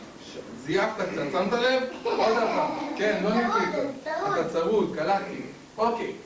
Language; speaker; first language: Hebrew; native; Hebrew